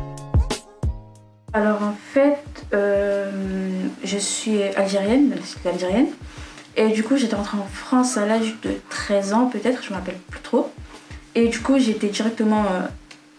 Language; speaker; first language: French; non-native, local second language; Arabic